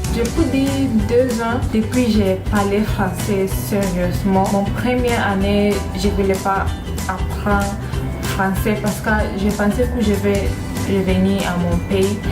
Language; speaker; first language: French; non-native, learner; Swahili